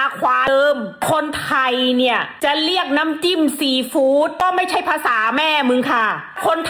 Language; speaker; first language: Thai; native; Thai